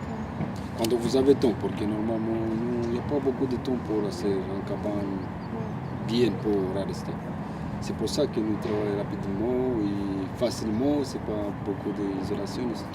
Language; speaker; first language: French; non-native, learner; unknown